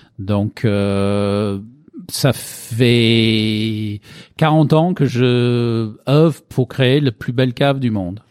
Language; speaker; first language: French; non-native, fluent; English